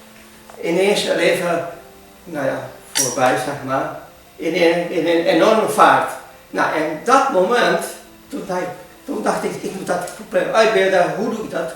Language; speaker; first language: Dutch; non-native, fluent; Hungarian